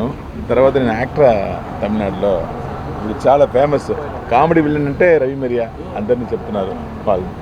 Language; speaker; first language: Telugu; non-native, learner; Tamil